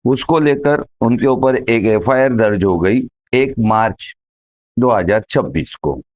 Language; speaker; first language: Hindi; non-native, local second language; Marathi